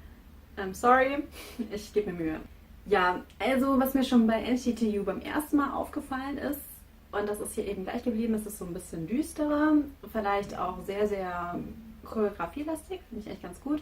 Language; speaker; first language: German; native; German